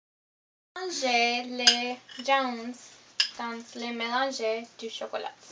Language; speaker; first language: French; non-native, learner; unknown